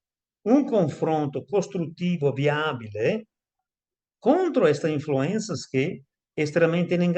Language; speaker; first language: Portuguese; non-native, fluent; Italian